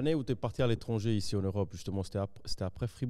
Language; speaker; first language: French; native; French